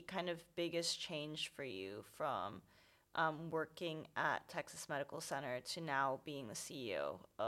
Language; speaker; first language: English; non-native, local second language; Cantonese